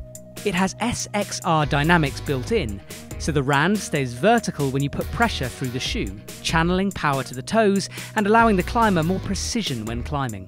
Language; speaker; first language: English; native; English